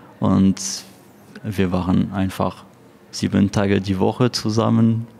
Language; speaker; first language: German; non-native, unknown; French